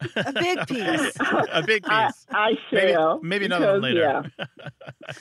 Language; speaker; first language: English; native; English